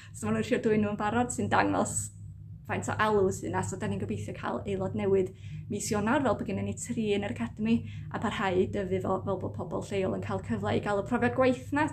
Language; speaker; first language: Welsh; native; Welsh